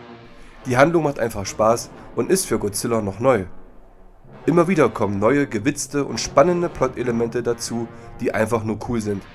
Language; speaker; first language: German; native; German